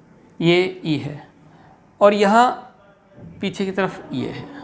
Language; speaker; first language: Hindi; native; Hindi